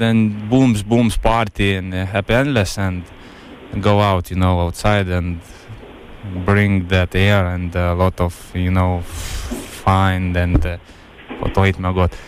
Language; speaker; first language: English; non-native, learner; Lithuanian